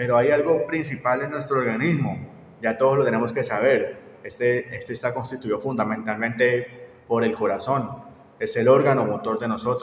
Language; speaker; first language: Spanish; native; Spanish